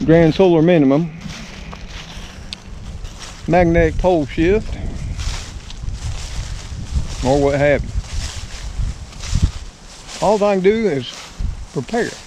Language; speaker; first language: English; native; English